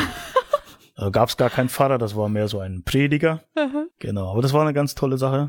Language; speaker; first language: German; native; German